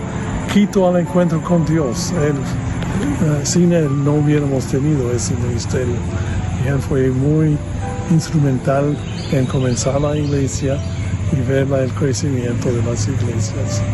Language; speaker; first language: Spanish; non-native, fluent; English